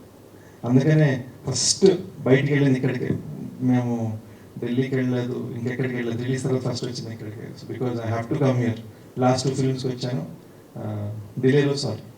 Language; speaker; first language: Telugu; early bilingual, heritage; Telugu